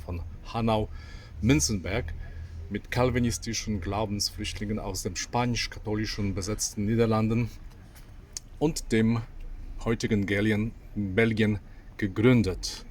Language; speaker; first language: German; non-native, fluent; Polish